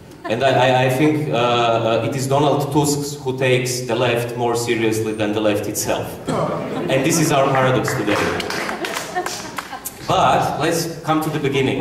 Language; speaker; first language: English; non-native, fluent; Croatian